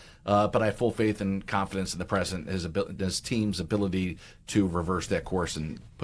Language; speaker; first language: English; native; English